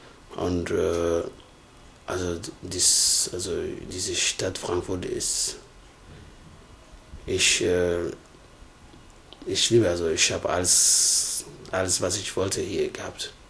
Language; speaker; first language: German; non-native, learner; Somali